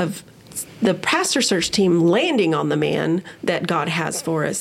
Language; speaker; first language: English; early bilingual, other home language; Spanish